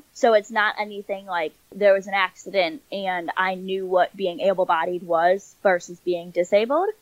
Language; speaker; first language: English; native; English